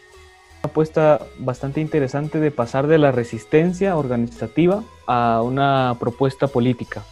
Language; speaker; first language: Spanish; native; Spanish